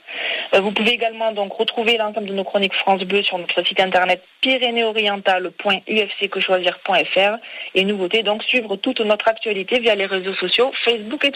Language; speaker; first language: French; native; French